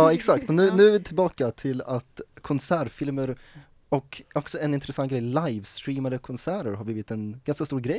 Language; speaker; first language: Swedish; native; Swedish